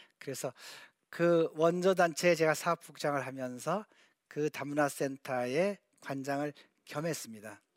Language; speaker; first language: Korean; native; Korean